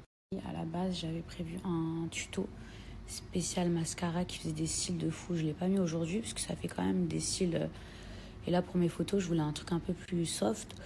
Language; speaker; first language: French; native; French